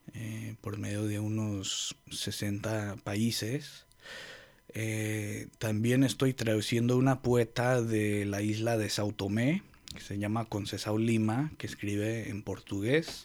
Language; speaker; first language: Spanish; non-native, fluent; English